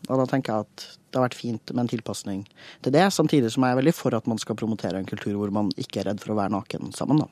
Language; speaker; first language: Norwegian; native; Norwegian